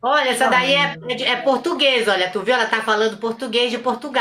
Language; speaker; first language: Portuguese; native; Portuguese